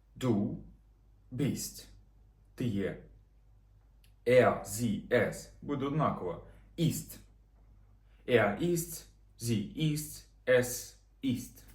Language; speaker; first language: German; non-native, fluent; Ukrainian